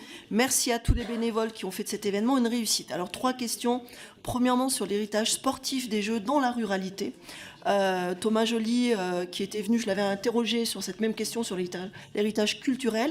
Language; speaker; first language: French; native; French